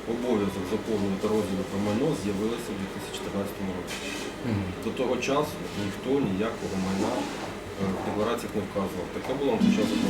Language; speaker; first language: Ukrainian; native; Ukrainian